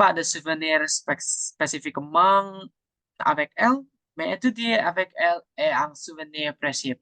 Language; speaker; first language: French; non-native, learner; Indonesian